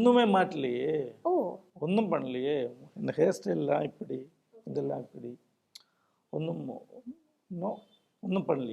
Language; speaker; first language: Tamil; non-native, local second language; Malayalam